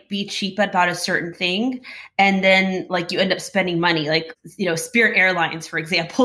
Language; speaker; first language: English; native; English